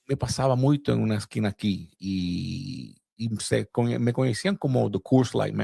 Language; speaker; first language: Portuguese; non-native, fluent; Spanish